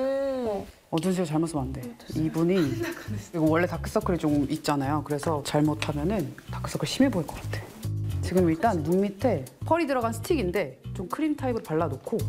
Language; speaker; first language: Korean; native; Korean